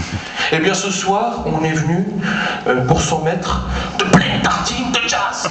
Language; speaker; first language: French; native; French